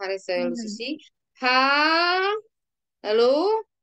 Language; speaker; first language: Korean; non-native, fluent; Indonesian